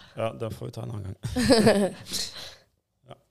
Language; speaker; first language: Norwegian; early bilingual, other home language; Albanian